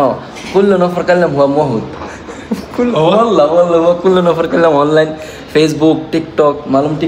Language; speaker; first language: Arabic; non-native, learner; Bangla